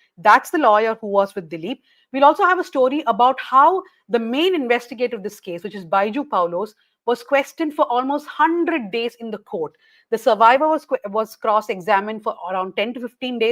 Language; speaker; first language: English; non-native, local second language; Malayalam